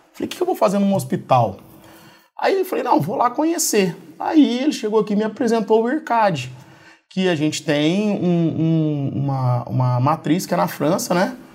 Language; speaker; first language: Portuguese; native; Portuguese